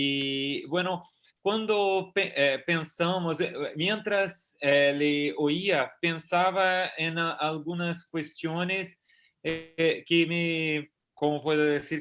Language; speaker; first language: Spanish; non-native, fluent; Portuguese